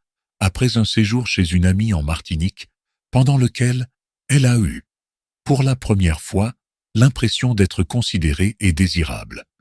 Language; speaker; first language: French; native; French